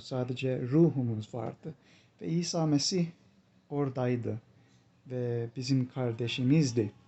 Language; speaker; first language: Turkish; non-native, fluent; English